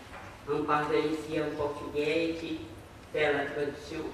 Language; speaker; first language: French; non-native, fluent; Portuguese